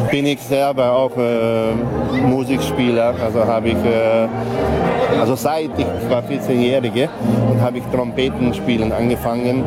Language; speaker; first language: German; non-native, local second language; Hungarian